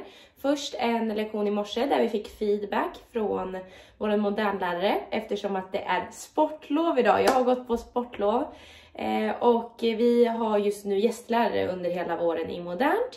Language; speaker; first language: Swedish; native; Swedish